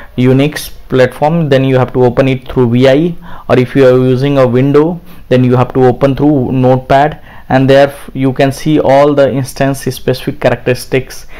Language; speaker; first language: English; non-native, local second language; Hindi